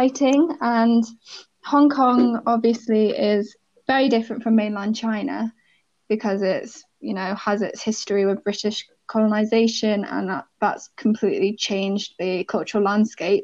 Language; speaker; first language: English; native; English